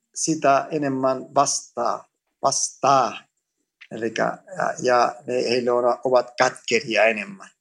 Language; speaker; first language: Finnish; non-native, fluent; Greek